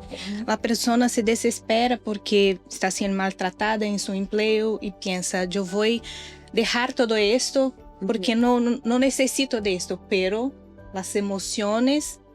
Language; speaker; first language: Spanish; non-native, learner; Portuguese